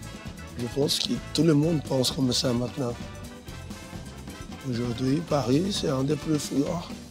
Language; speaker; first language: French; non-native, fluent; Portuguese